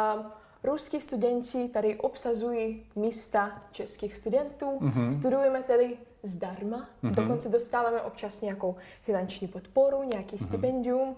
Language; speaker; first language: Czech; non-native, fluent; Russian